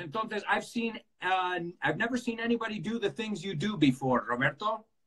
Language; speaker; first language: English; native; English